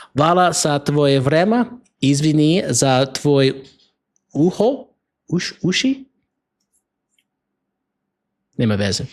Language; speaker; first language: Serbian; non-native, learner; English